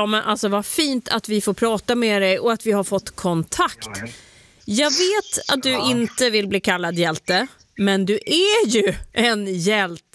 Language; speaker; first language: Swedish; native; Swedish